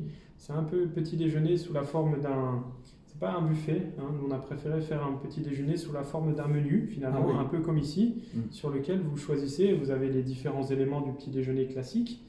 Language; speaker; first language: French; native; French